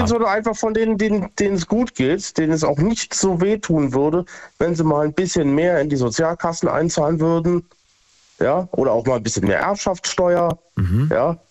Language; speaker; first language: German; native; German